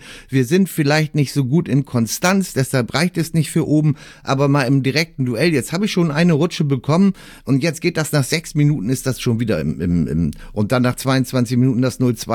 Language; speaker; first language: German; native; German